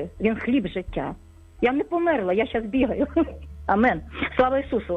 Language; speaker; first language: Ukrainian; non-native, local second language; Russian